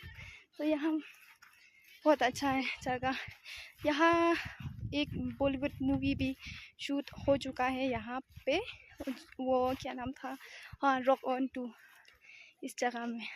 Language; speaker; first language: Hindi; non-native, local second language; Khasi